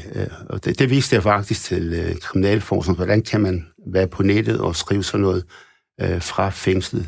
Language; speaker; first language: Danish; early bilingual, other home language; Arabic